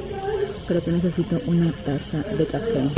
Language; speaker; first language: Spanish; native; Spanish